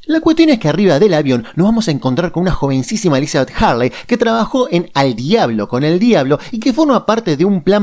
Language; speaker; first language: Spanish; native; Spanish